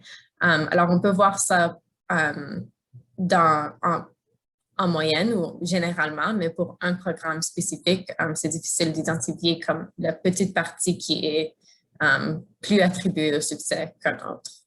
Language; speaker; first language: French; non-native, fluent; English